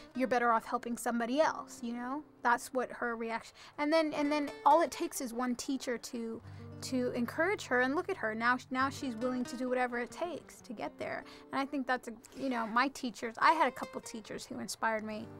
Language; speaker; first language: English; early bilingual, other home language; Spanish